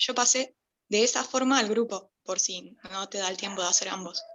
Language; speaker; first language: Spanish; native; Spanish